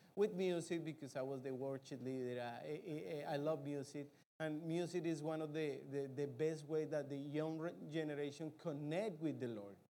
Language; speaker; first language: English; non-native, fluent; Spanish